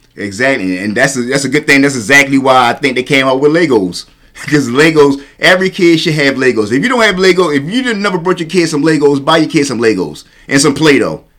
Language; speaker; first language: English; native; English